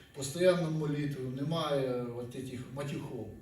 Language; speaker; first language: Ukrainian; native; Ukrainian